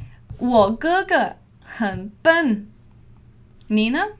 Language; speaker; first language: Chinese; non-native, fluent; English